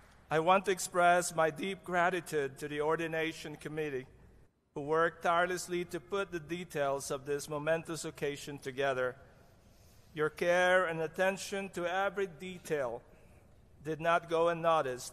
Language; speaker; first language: English; non-native, local second language; Cebuano